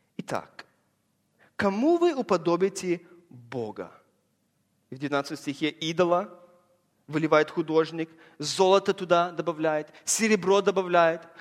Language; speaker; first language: Russian; early bilingual, heritage; Russian